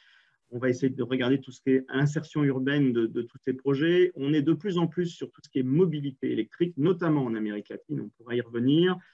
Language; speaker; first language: French; native; French